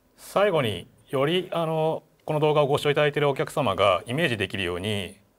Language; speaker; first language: Japanese; native; Japanese